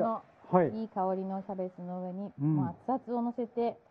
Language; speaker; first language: Japanese; native; Japanese